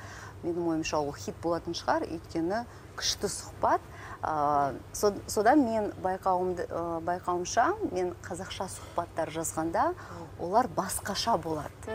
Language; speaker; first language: Kazakh; non-native, local second language; Russian